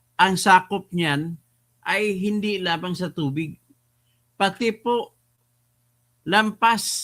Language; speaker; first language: Filipino; non-native, local second language; Hiligaynon